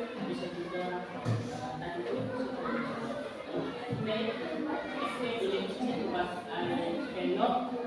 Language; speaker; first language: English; non-native, learner; Indonesian